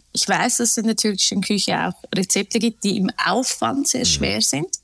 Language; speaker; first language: German; early bilingual, other home language; Turkish